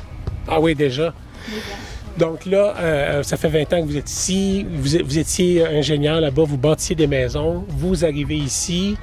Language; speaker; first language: French; native; French